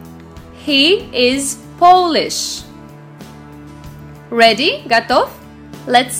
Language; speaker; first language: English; non-native, fluent; Russian